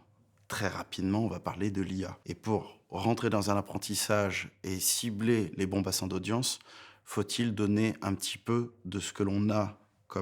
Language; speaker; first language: French; native; French